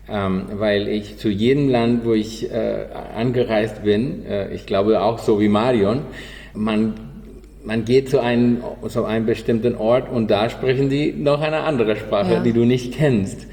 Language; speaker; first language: German; non-native, learner; Spanish